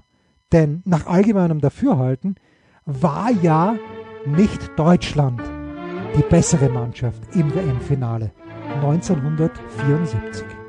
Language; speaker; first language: German; native; German